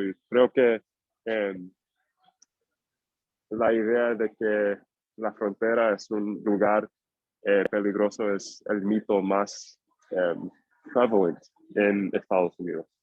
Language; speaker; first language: Spanish; non-native, fluent; English